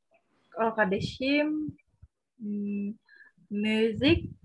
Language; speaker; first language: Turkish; non-native, learner; Indonesian